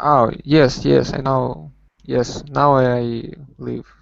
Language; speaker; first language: English; non-native, learner; Russian